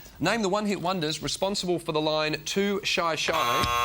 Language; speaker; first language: English; native; English